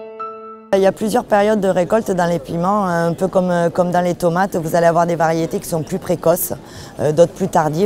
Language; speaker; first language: French; native; French